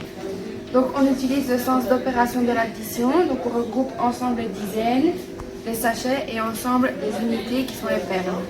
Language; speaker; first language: French; native; French